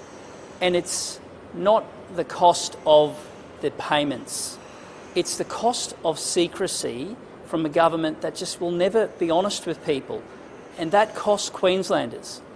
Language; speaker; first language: English; native; English